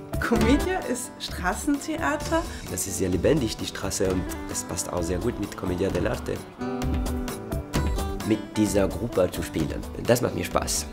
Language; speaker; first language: German; non-native, fluent; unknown